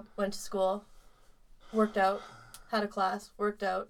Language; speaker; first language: English; native; English